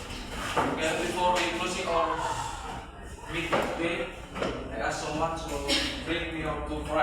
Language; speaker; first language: English; non-native, learner; Indonesian